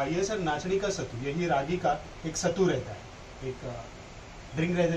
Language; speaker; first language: Hindi; non-native, local second language; Marathi